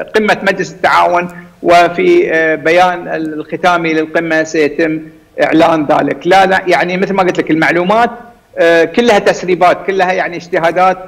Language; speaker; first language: Arabic; native; Arabic